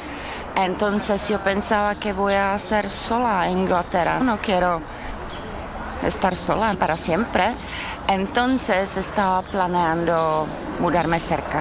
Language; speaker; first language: Spanish; non-native, fluent; Czech